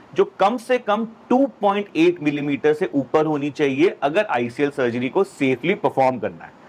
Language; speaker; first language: Hindi; native; Hindi